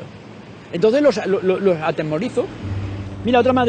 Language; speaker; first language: Spanish; native; Spanish